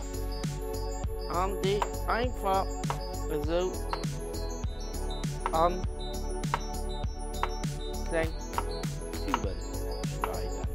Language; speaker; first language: German; non-native, local second language; Luxembourgish